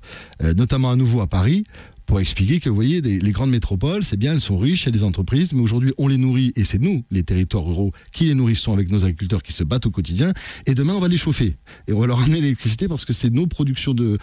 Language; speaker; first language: French; native; French